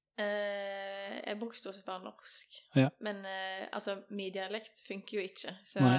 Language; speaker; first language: Norwegian; native; Norwegian